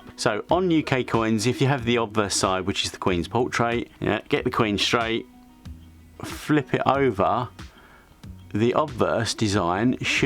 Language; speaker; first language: English; native; English